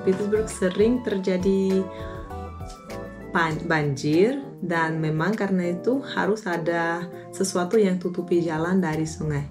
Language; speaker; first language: Indonesian; non-native, fluent; Russian